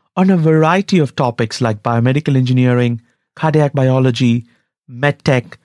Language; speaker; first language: English; non-native, local second language; Tamil